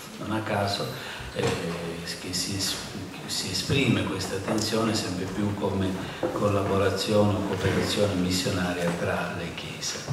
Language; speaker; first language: Italian; native; Italian